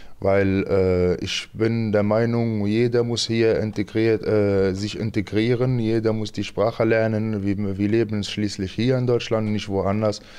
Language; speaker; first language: German; non-native, fluent; Arabic